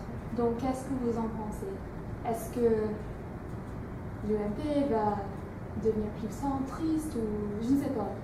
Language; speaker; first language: French; non-native, learner; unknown